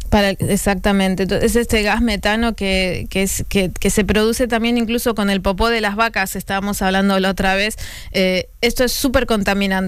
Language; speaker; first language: Spanish; native; Spanish